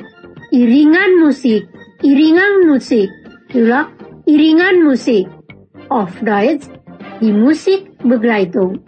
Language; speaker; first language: German; non-native, fluent; Indonesian